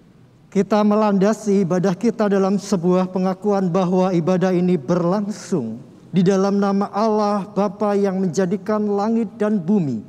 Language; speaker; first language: Indonesian; native; Indonesian